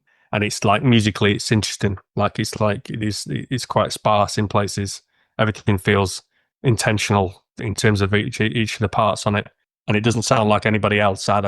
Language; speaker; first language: English; native; English